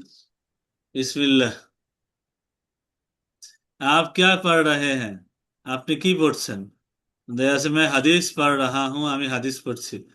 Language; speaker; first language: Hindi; non-native, fluent; Bangla